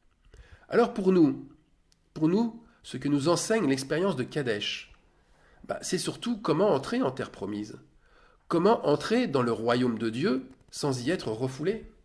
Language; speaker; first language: French; native; French